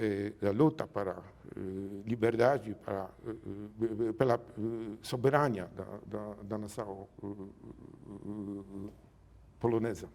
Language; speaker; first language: Portuguese; non-native, learner; Polish